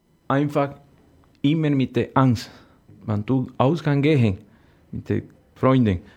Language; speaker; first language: German; non-native, learner; Spanish